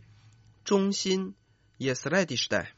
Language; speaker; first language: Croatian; non-native, fluent; Chinese